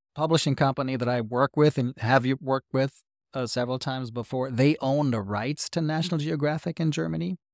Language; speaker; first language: English; non-native, fluent; German